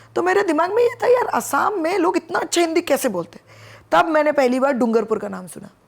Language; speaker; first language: Hindi; non-native, local second language; Bangla